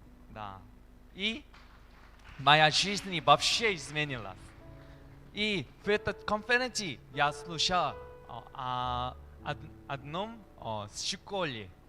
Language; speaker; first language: Russian; non-native, learner; Korean